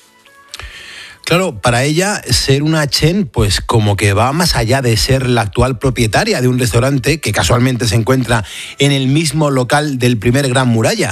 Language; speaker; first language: Spanish; native; Spanish